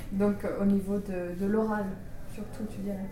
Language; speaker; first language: French; native; French